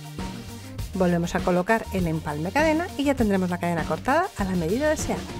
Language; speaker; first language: Spanish; native; Spanish